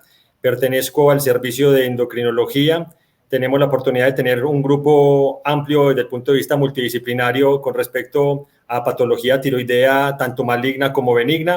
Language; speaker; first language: Spanish; native; Spanish